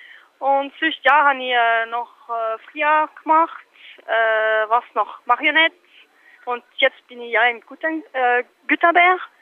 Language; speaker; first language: German; non-native, local second language; French